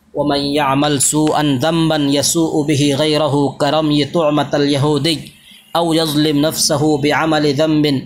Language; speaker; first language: Urdu; native; Urdu